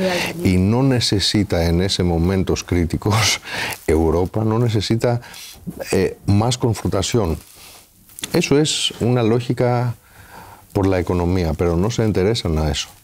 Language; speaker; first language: Spanish; non-native, fluent; Greek